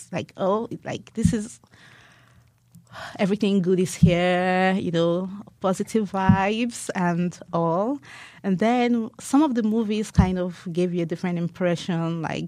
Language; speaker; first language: English; non-native, local second language; Igbo